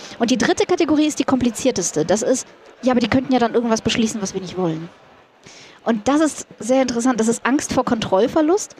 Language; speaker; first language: German; early bilingual, other home language; Russian